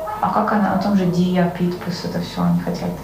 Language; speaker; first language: Ukrainian; native; Ukrainian